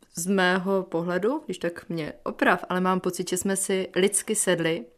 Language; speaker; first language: Czech; native; Czech